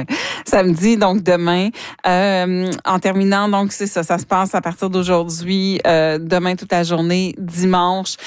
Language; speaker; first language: French; native; French